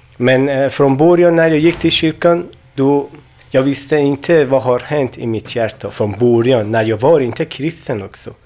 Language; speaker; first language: Swedish; non-native, learner; Persian